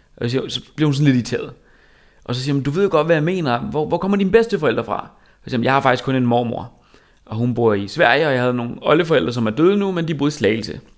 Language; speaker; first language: Danish; native; Danish